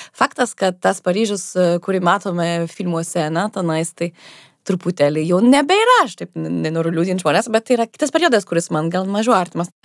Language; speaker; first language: Lithuanian; non-native, fluent; French